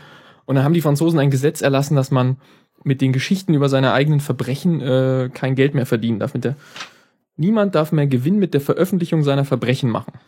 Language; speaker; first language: German; native; German